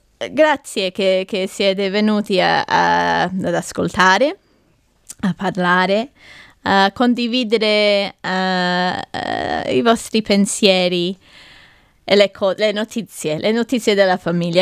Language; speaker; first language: Italian; non-native, fluent; English